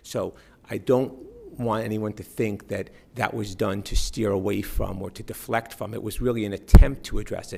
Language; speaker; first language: English; native; English